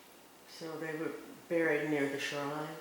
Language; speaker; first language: English; native; English